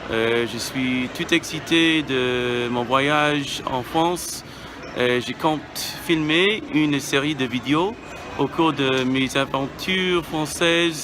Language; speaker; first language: French; non-native, fluent; English